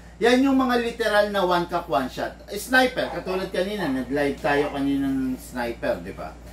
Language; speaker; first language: Filipino; native; Filipino